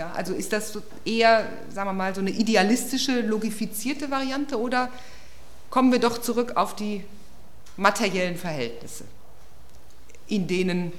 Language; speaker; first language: German; native; German